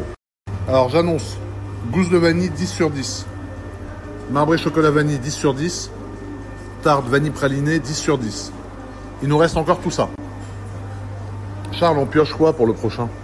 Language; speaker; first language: French; native; French